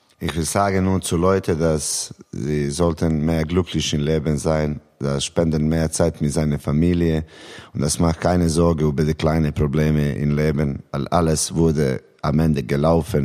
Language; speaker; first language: German; non-native, learner; Serbian